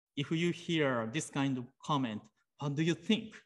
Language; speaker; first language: English; non-native, fluent; Japanese